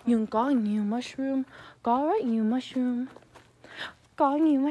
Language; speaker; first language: Vietnamese; non-native, learner; English